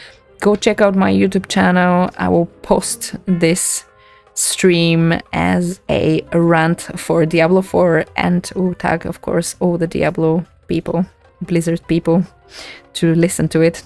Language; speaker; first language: English; non-native, fluent; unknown